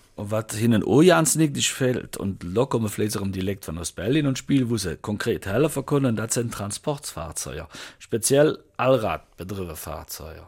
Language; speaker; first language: German; native; German